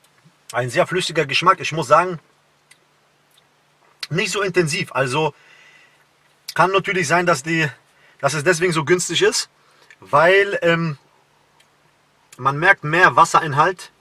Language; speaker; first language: German; native; German